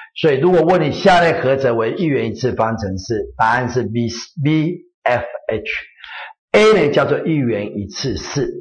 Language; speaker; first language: Chinese; native; Chinese